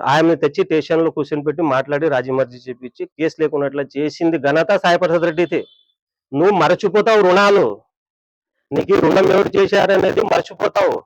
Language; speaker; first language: Telugu; non-native, local second language; Urdu